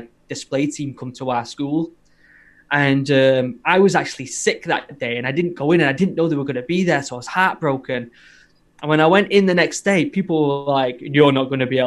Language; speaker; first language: English; native; English